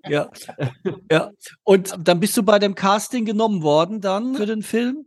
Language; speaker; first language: German; native; German